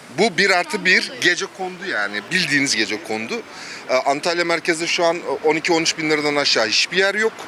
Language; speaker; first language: Turkish; native; Turkish